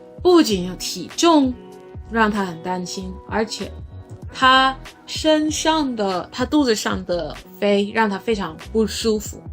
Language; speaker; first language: Chinese; non-native, learner; English